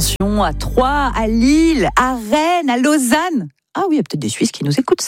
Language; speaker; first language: French; native; French